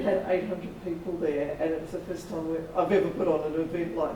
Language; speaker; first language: English; native; English